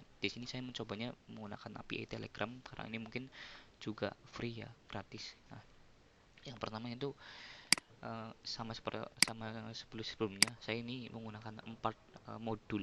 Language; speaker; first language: Indonesian; native; Indonesian